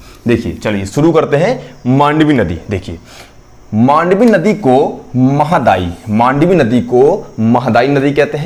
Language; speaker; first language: Hindi; native; Hindi